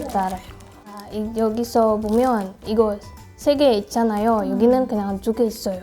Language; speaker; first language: Korean; non-native, learner; Indonesian